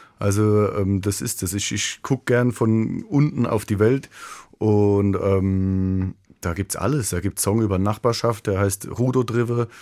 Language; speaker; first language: German; native; German